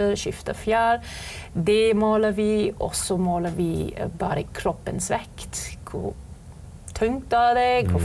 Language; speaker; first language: Norwegian; non-native, fluent; German